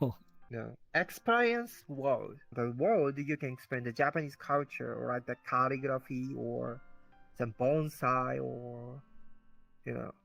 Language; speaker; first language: English; non-native, learner; Japanese